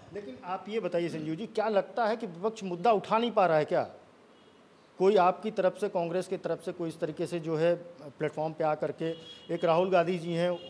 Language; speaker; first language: Hindi; native; Hindi